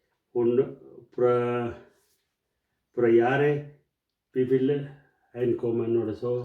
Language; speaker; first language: German; non-native, learner; Tamil